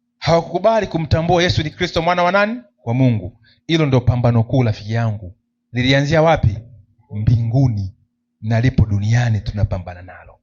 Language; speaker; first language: Swahili; native; Swahili